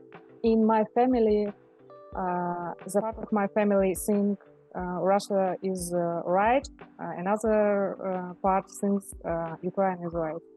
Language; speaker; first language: English; non-native, learner; Russian